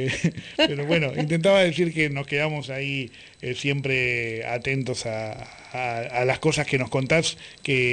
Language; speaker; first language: Spanish; native; Spanish